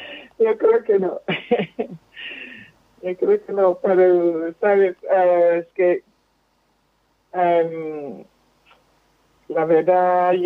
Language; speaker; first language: Spanish; non-native, fluent; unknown